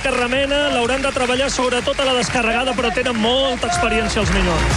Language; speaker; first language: Catalan; native; Catalan